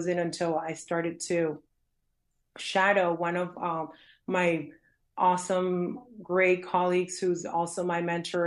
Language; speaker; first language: English; early bilingual, other home language; Spanish